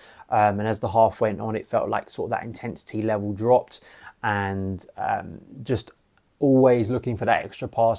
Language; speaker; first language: English; native; English